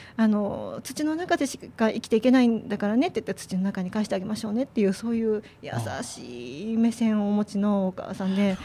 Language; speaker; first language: Japanese; native; Japanese